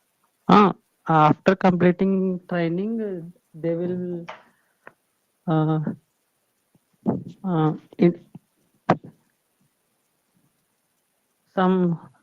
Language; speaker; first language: English; non-native, learner; Telugu